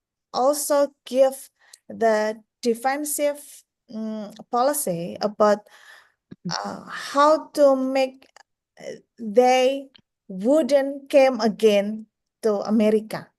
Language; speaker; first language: English; non-native, fluent; Indonesian